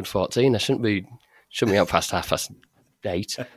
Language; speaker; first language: English; native; English